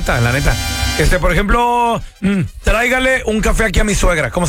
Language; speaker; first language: Spanish; native; Spanish